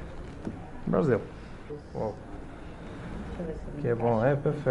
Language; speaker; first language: Portuguese; non-native, learner; English